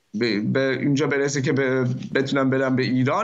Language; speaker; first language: Persian; early bilingual, heritage; German